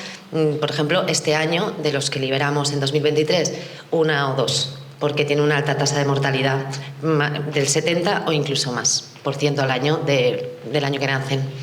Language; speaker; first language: Spanish; native; Spanish